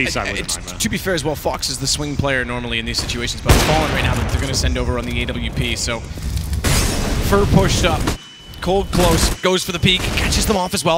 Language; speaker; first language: English; native; English